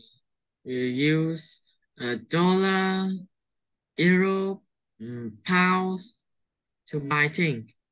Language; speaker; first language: English; non-native, learner; Vietnamese